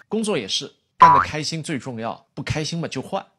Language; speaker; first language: Chinese; native; Chinese